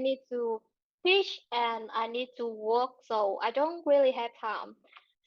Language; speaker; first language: English; non-native, learner; Vietnamese